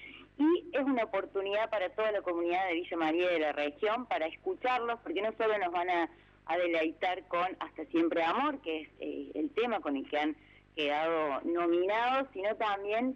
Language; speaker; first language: Spanish; native; Spanish